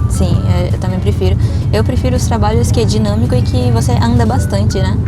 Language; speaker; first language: Portuguese; early bilingual, other home language; Japanese